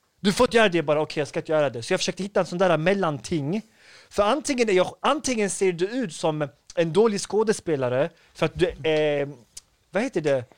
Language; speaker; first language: Swedish; early bilingual, other home language; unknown